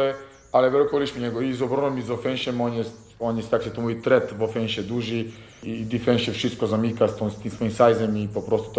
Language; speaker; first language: Polish; non-native, fluent; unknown